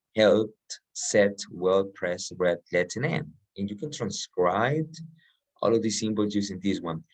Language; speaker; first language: English; non-native, fluent; Spanish